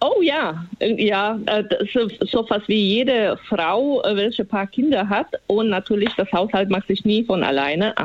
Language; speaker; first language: German; non-native, fluent; Slovak